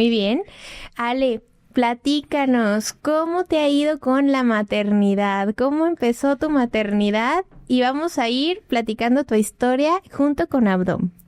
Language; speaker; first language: Spanish; native; Spanish